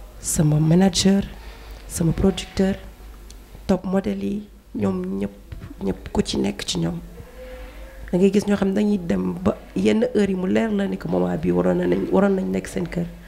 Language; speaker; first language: Wolof; non-native, local second language; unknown